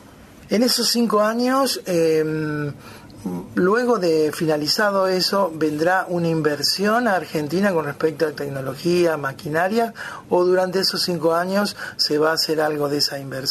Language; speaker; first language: Spanish; native; Spanish